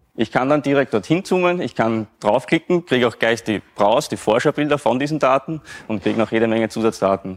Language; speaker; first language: German; native; German